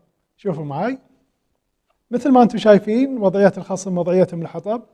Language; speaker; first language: Arabic; native; Arabic